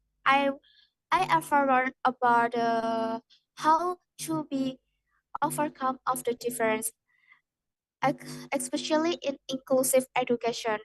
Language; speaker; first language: English; non-native, learner; Indonesian